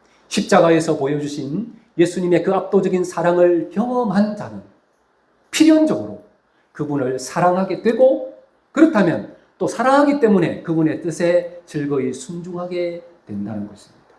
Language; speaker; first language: Korean; native; Korean